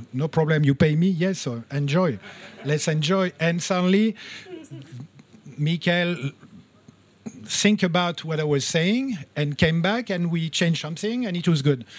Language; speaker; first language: English; non-native, fluent; French